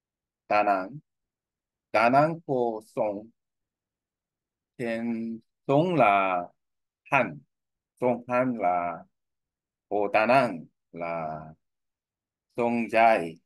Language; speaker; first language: Vietnamese; non-native, learner; Korean